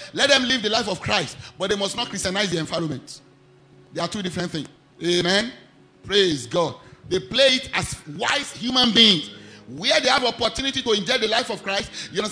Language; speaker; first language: English; non-native, local second language; Yoruba